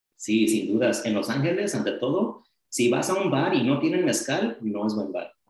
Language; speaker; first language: Spanish; early bilingual, heritage; Spanish